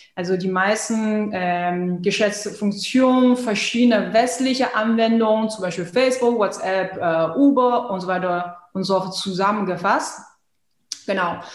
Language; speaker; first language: German; non-native, fluent; Chinese